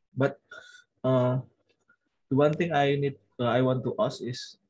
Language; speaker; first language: English; non-native, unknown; Indonesian